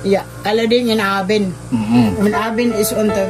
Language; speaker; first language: German; non-native, learner; Filipino